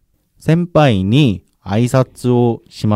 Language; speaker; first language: Japanese; non-native, learner; Korean